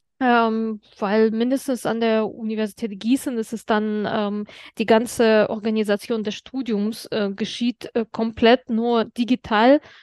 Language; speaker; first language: German; non-native, fluent; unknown